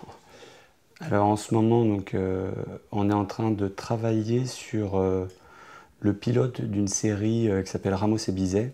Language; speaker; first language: French; native; French